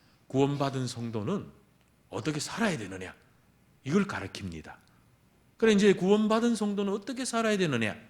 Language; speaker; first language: Korean; early bilingual, heritage; Korean